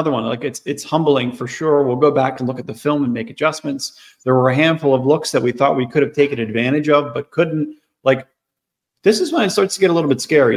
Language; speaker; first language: English; native; English